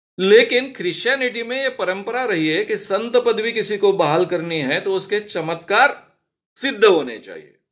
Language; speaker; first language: Hindi; non-native, local second language; Marathi